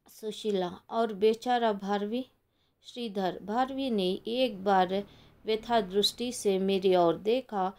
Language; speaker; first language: Hindi; non-native, local second language; Kannada